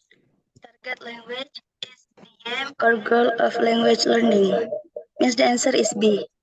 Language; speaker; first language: English; non-native, learner; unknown